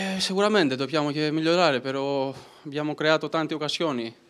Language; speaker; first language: Italian; non-native, learner; Greek